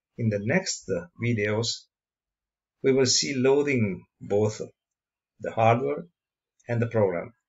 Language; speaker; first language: English; non-native, learner; Italian